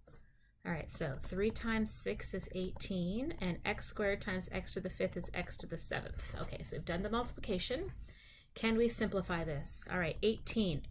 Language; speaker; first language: English; native; English